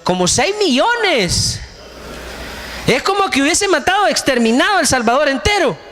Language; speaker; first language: Spanish; native; Spanish